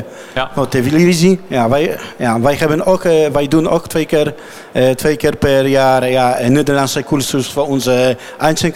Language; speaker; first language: Dutch; non-native, learner; Polish